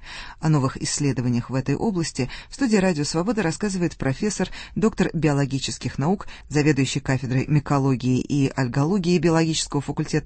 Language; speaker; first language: Russian; native; Russian